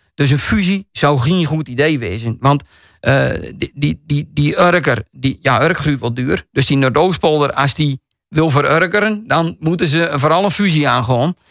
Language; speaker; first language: Dutch; native; Dutch